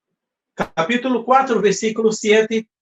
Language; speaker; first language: Spanish; non-native, fluent; Portuguese